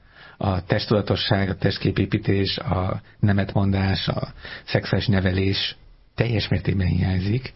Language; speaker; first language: Hungarian; native; Hungarian